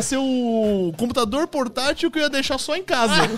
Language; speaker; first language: Portuguese; native; Portuguese